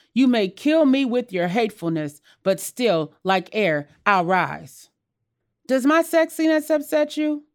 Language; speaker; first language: English; native; English